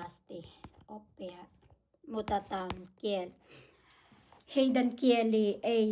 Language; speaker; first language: Finnish; non-native, learner; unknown